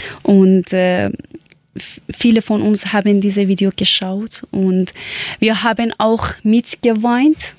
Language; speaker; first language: German; non-native, learner; Persian